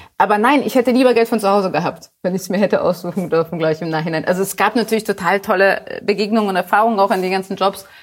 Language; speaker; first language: German; early bilingual, other home language; Polish